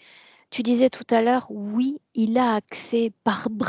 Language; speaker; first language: French; native; French